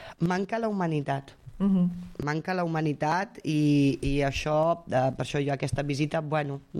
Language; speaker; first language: Catalan; non-native, fluent; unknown